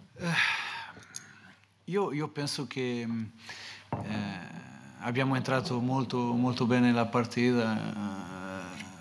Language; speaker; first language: Italian; non-native, fluent; Portuguese